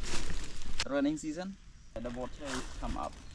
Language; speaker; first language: English; non-native, learner; Khmer